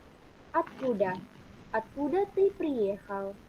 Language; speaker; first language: Russian; non-native, learner; Indonesian